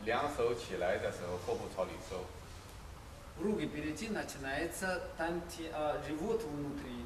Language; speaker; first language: Russian; non-native, learner; Chinese